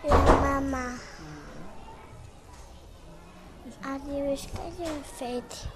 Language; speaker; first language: Catalan; non-native, local second language; Spanish